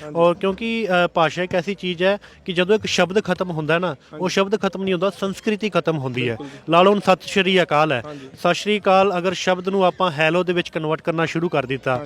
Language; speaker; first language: Punjabi; non-native, local second language; Haryanvi